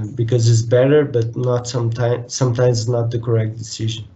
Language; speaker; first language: English; non-native, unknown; Portuguese